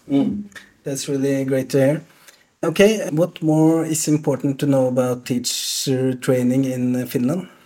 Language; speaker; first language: English; non-native, fluent; Norwegian